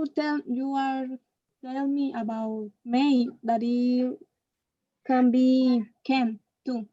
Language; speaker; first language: English; non-native, learner; Spanish